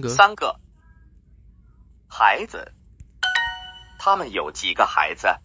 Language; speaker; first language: Chinese; non-native, learner; English